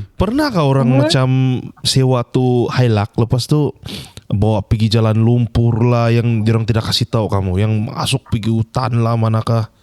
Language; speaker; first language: Malay; non-native, local second language; Chinese